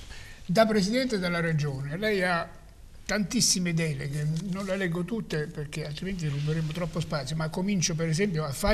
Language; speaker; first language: Italian; native; Italian